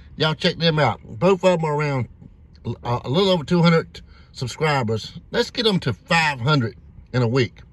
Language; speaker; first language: English; native; English